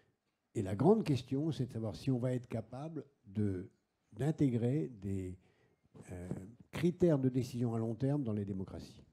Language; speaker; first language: French; native; French